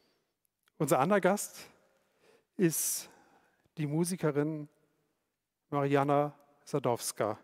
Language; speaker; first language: German; native; German